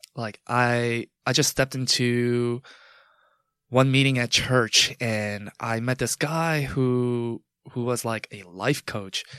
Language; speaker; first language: English; native; English